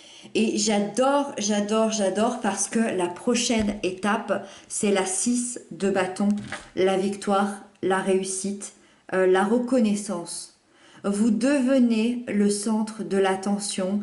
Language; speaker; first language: French; native; French